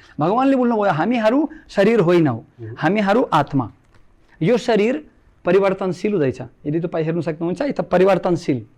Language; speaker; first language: Nepali; non-native, fluent; Russian